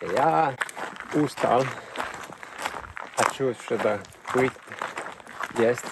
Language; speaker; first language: Russian; non-native, fluent; Finnish